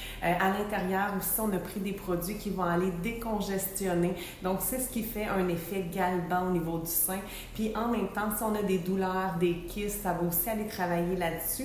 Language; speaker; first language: French; native; French